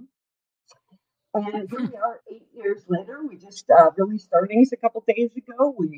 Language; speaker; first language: English; native; English